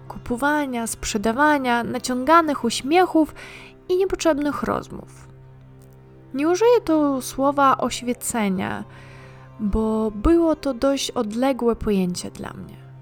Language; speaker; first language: Polish; non-native, fluent; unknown